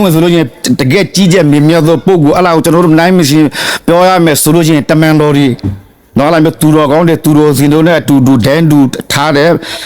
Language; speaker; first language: Burmese; non-native, local second language; Rohingya